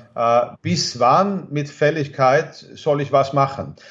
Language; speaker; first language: German; non-native, fluent; Swedish